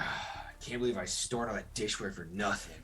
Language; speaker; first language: English; native; English